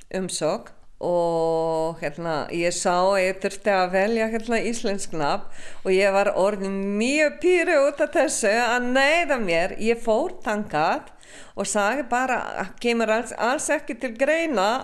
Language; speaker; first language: Icelandic; non-native, learner; Slovenian